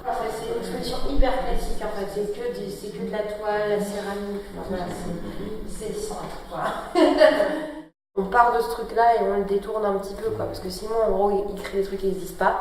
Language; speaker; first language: French; native; French